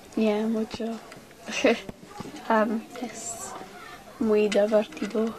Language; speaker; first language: Spanish; non-native, learner; English